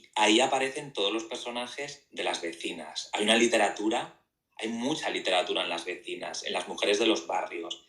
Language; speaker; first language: Spanish; native; Spanish